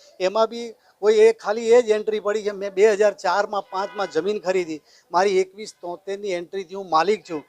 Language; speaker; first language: Gujarati; native; Gujarati